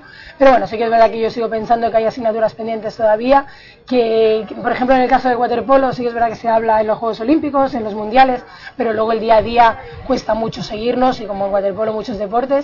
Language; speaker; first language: Spanish; native; Spanish